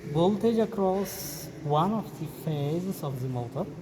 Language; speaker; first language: English; non-native, local second language; Amharic